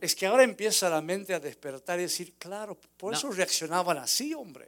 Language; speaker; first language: Spanish; native; Spanish